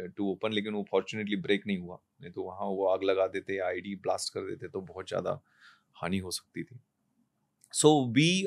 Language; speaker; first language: Hindi; non-native, local second language; Marathi